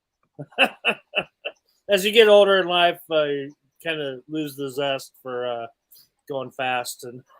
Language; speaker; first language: English; native; English